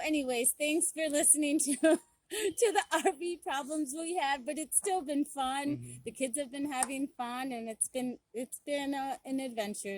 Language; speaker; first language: English; native; English